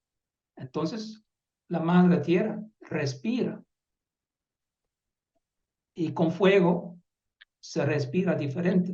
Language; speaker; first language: Spanish; non-native, fluent; Dutch